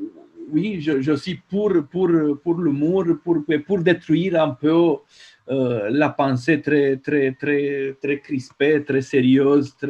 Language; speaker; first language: French; non-native, fluent; Romanian